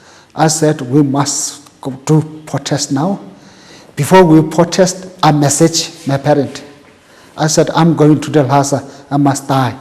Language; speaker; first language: English; non-native, local second language; Tibetan